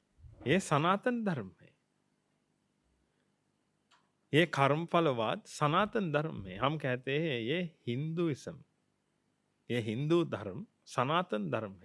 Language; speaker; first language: Hindi; non-native, fluent; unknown